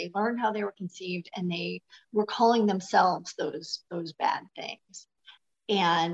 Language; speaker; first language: English; native; English